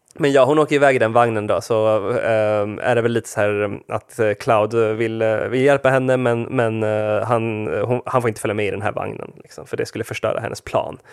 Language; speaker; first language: Swedish; early bilingual, other home language; Spanish